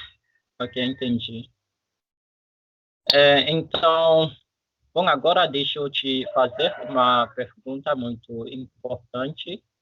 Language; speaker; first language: Portuguese; non-native, fluent; French